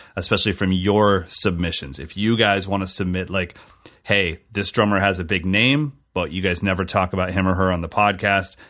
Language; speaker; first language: English; native; English